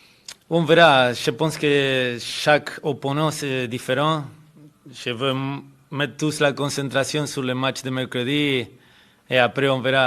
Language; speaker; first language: French; non-native, fluent; Spanish